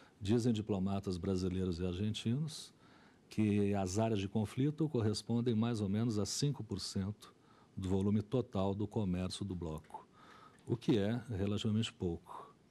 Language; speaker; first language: Portuguese; native; Portuguese